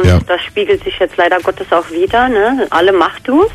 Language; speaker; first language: German; native; German